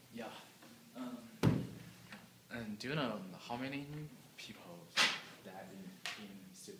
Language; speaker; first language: English; non-native, learner; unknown